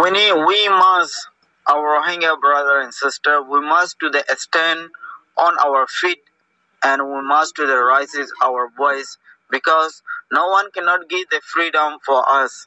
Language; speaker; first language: English; non-native, learner; Rohingya